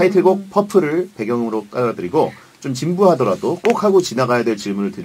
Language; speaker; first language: Korean; native; Korean